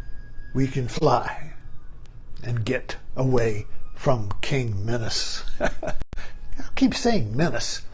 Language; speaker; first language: English; native; English